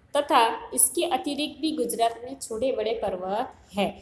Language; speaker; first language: Hindi; non-native, local second language; Gujarati